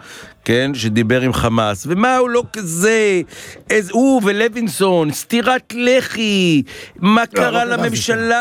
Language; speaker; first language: Hebrew; native; Hebrew